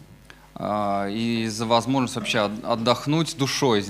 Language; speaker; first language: Russian; native; Russian